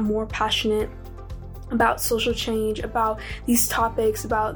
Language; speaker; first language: English; native; English